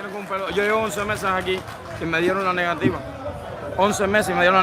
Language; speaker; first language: Spanish; non-native, learner; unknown